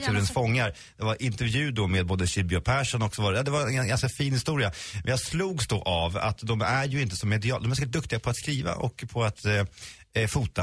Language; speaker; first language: Swedish; native; Swedish